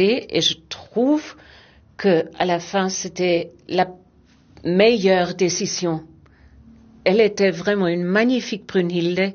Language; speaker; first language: French; non-native, fluent; German